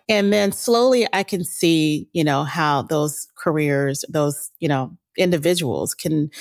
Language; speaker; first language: English; native; English